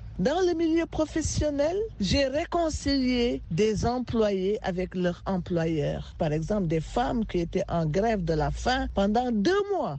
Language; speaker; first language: French; non-native, local second language; Wolof